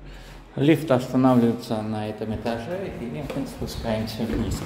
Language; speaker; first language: Russian; non-native, fluent; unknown